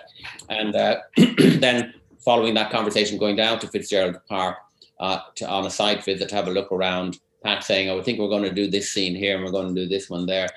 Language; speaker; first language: English; native; English